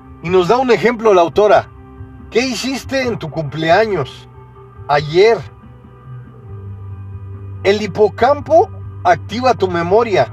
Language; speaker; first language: Spanish; native; Spanish